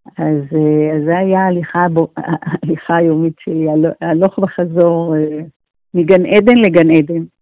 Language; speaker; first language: Hebrew; native; Hebrew